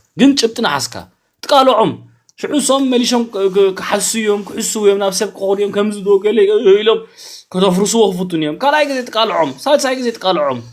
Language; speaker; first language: Tigrinya; early bilingual, heritage; Tigrinya